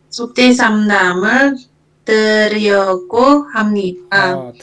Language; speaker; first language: Korean; non-native, learner; Indonesian